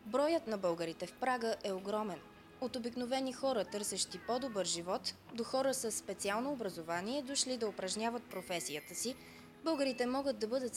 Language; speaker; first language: Bulgarian; native; Bulgarian